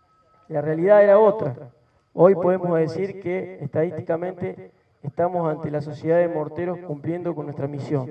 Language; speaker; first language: Spanish; native; Spanish